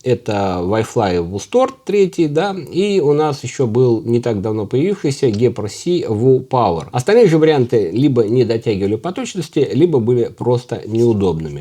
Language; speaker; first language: Russian; native; Russian